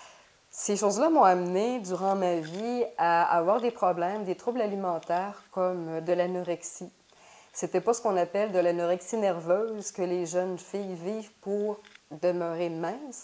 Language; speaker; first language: French; native; French